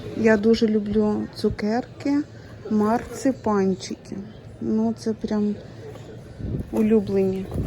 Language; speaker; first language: Ukrainian; non-native, local second language; Russian